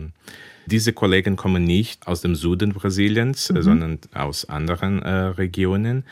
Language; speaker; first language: German; early bilingual, heritage; German